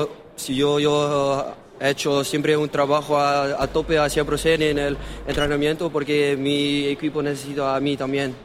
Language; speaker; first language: Spanish; non-native, learner; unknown